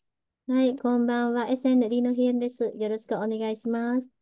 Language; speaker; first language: Japanese; early bilingual, heritage; Vietnamese